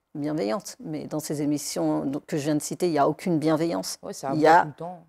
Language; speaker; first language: French; native; French